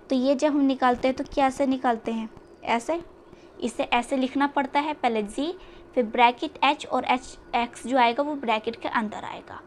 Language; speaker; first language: Hindi; native; Hindi